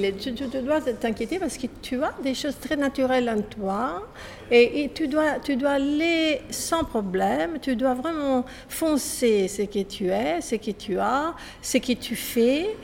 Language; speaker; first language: French; non-native, fluent; Italian